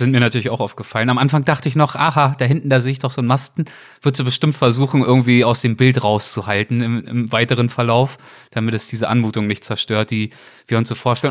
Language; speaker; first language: German; native; German